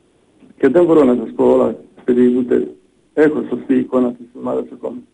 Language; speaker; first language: Greek; non-native, fluent; Bosnian